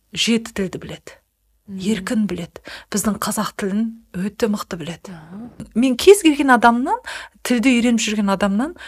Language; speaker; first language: Kazakh; native; Kazakh